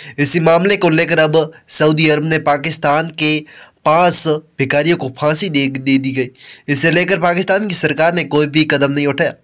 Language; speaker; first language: Hindi; native; Hindi